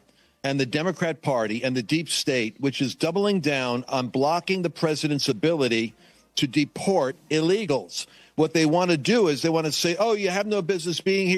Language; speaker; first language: English; native; English